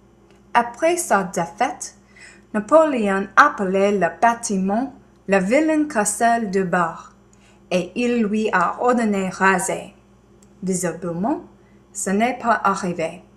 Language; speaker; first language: French; non-native, learner; English